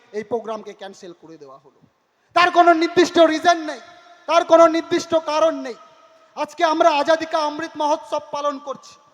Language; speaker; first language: Bangla; non-native, local second language; Santali